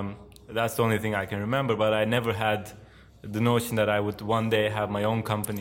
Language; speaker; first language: English; non-native, fluent; Turkish